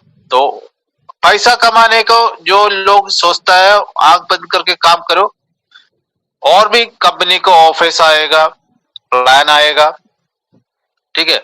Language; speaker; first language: Hindi; non-native, local second language; Malayalam